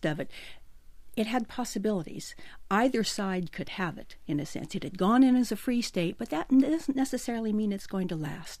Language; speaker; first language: English; native; English